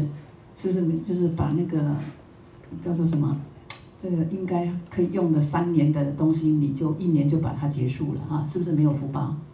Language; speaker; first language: Chinese; native; Chinese